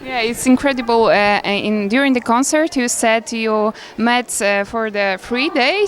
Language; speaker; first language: English; non-native, learner; Polish